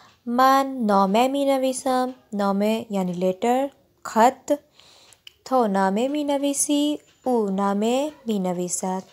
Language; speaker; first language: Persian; non-native, fluent; Urdu